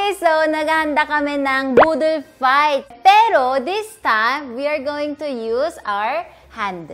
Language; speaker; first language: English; non-native, fluent; Korean